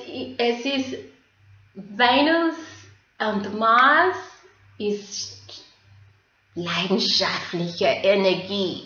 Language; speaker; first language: German; non-native, fluent; English